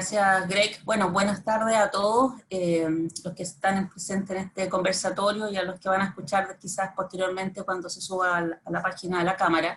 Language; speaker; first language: Spanish; native; Spanish